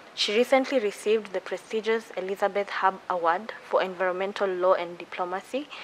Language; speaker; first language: English; non-native, local second language; Kalenjin